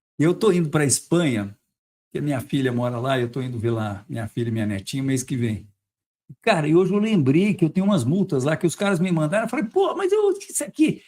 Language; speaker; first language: Portuguese; native; Portuguese